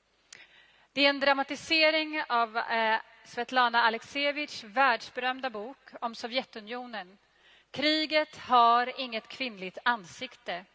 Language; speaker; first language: Swedish; native; Swedish